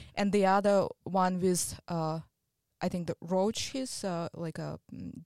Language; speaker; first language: English; non-native, fluent; Russian